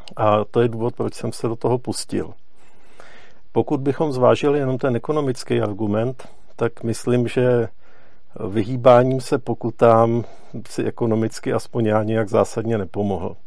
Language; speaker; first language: Czech; native; Czech